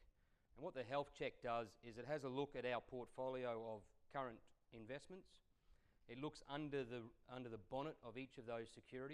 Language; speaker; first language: English; native; English